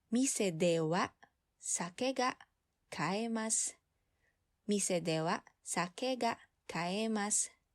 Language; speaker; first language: Japanese; non-native, fluent; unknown